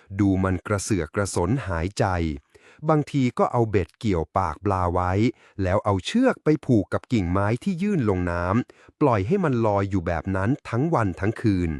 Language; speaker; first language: Thai; native; Thai